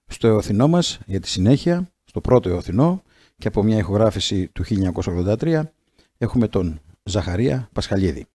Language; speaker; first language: Greek; native; Greek